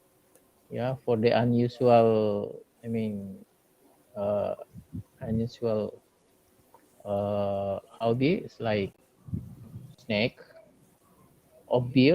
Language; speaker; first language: English; non-native, learner; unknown